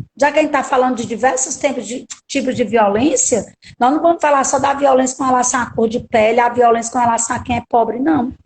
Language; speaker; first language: Portuguese; native; Portuguese